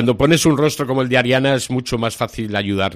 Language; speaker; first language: Spanish; native; Spanish